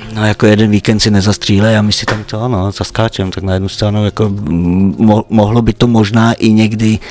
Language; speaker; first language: Czech; native; Czech